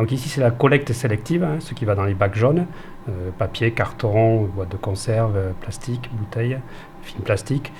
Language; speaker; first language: French; native; French